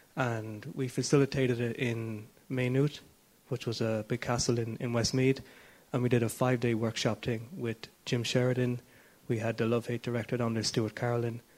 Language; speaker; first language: English; native; English